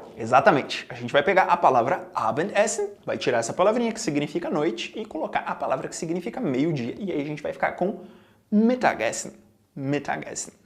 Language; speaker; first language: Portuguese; native; Portuguese